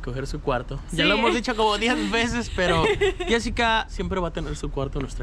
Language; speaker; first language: Spanish; native; Spanish